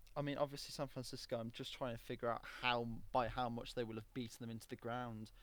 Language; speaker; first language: English; native; English